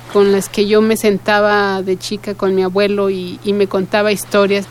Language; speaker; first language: Spanish; native; Spanish